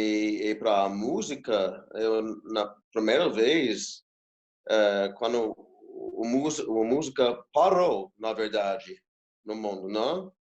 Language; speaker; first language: Portuguese; non-native, fluent; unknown